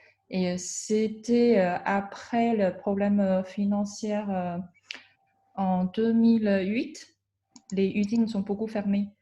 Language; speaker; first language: French; non-native, fluent; Chinese